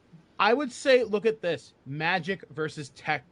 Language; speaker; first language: English; native; English